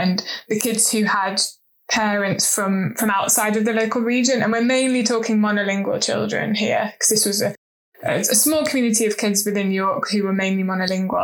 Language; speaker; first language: English; native; English